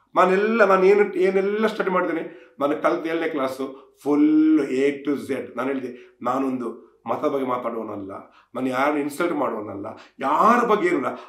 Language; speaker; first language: Kannada; non-native, local second language; Tulu